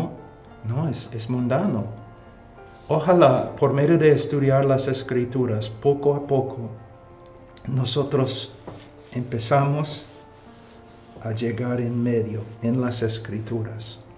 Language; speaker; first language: Spanish; non-native, fluent; English